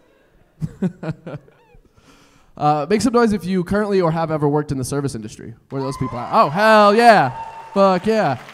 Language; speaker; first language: English; native; English